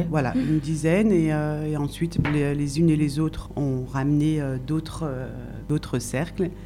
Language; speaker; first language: French; native; French